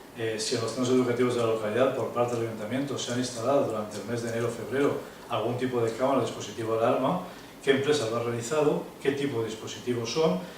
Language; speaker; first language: Spanish; non-native, local second language; Catalan